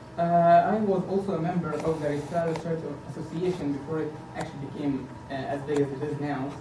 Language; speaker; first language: English; non-native, fluent; Arabic